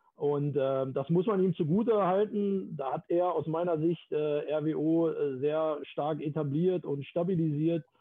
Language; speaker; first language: German; native; German